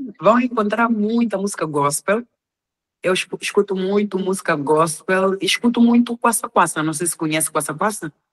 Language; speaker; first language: Portuguese; non-native, local second language; Tsonga